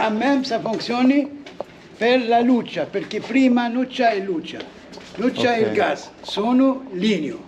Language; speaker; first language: Italian; non-native, learner; Arabic